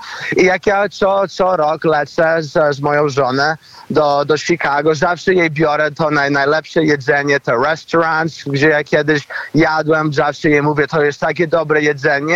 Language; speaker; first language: Polish; early bilingual, heritage; Polish